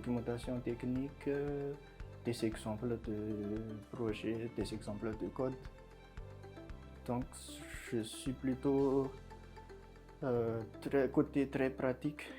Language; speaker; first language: French; non-native, local second language; Malagasy